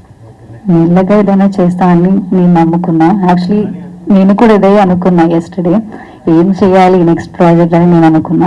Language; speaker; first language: Telugu; non-native, learner; Malayalam